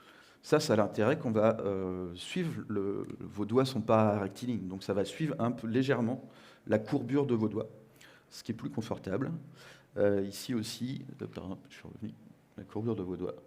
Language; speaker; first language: French; native; French